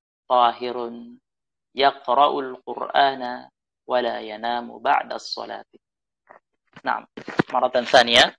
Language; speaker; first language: Arabic; non-native, fluent; Indonesian